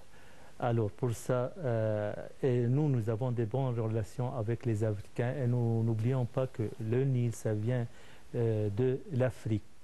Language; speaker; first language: French; non-native, fluent; Arabic